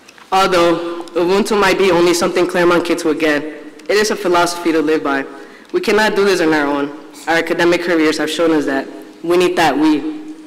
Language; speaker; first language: English; early bilingual, other home language; Spanish